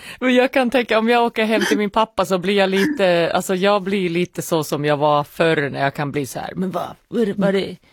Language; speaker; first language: Swedish; native; Swedish